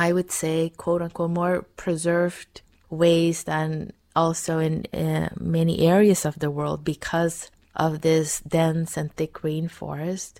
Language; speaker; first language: English; non-native, fluent; Dutch